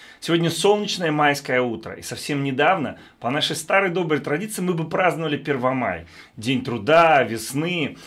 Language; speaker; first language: Russian; native; Russian